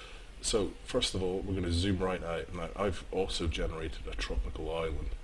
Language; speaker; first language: English; native; English